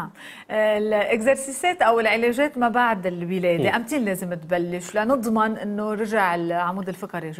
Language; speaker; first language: Arabic; native; Arabic